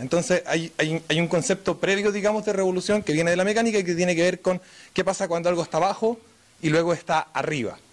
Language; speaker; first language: Spanish; native; Spanish